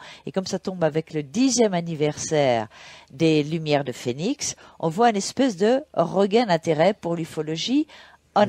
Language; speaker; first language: French; native; French